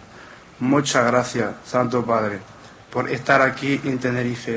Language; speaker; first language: Spanish; non-native, fluent; Arabic